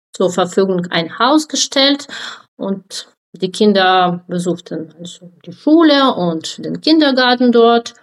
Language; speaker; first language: German; non-native, fluent; Ukrainian